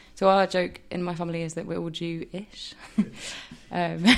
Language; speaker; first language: English; native; English